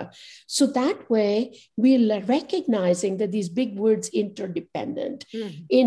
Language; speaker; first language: English; non-native, local second language; Gujarati